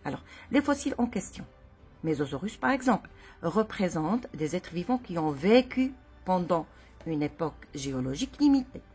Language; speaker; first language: French; non-native, local second language; Arabic